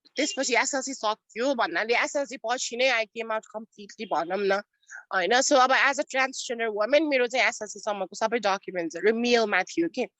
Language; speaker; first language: Nepali; non-native, local second language; Newari